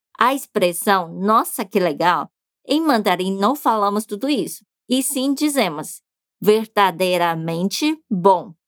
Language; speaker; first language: Portuguese; non-native, fluent; Chinese